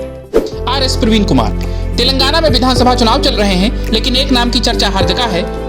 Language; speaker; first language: Hindi; native; Hindi